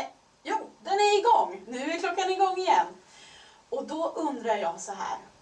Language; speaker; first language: Swedish; native; Swedish